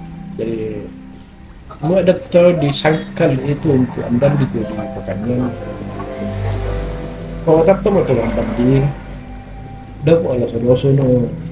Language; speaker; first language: Indonesian; non-native, local second language; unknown